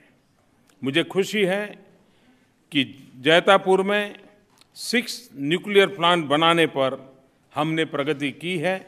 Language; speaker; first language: Hindi; non-native, local second language; Gujarati